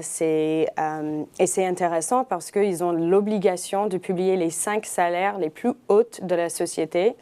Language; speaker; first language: French; non-native, fluent; English